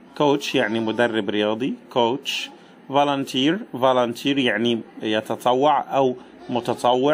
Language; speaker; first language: Arabic; native; Arabic